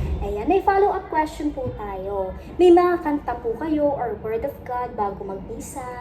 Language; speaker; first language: Filipino; native; Filipino